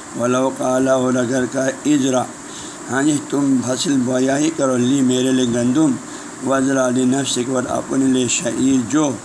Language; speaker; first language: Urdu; non-native, local second language; Balti